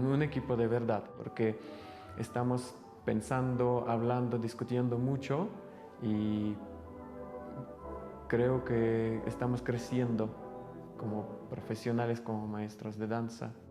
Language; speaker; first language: Spanish; non-native, fluent; Russian